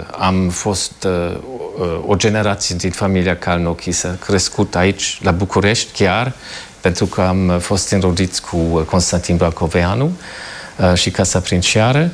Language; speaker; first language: Romanian; non-native, fluent; German